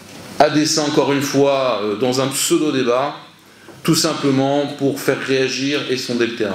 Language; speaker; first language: French; native; French